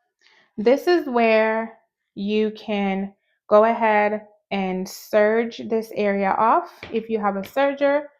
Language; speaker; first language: English; native; English